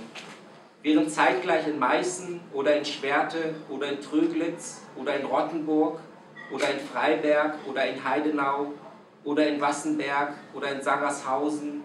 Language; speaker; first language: German; non-native, fluent; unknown